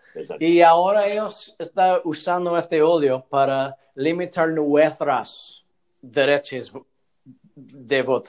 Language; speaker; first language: Spanish; non-native, learner; English